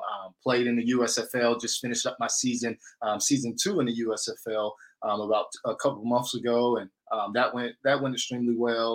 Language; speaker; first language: English; native; English